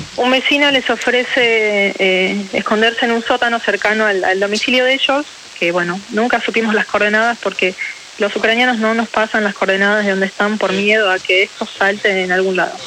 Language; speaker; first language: Spanish; early bilingual, other home language; Ukrainian